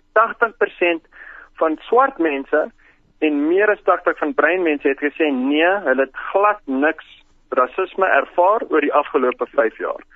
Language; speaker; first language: Afrikaans; non-native, local second language; English